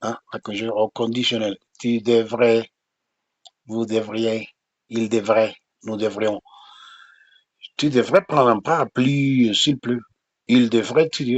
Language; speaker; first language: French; non-native, fluent; Spanish